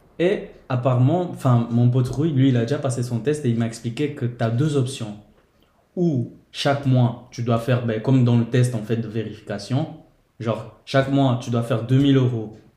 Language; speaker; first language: French; early bilingual, other home language; Portuguese